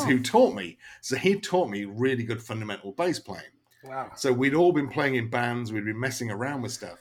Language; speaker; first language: English; native; English